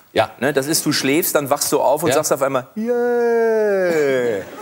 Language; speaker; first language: German; native; German